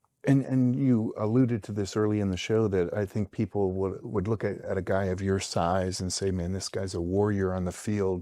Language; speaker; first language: English; native; English